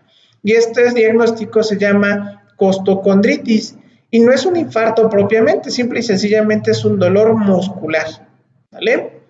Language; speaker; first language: Spanish; native; Spanish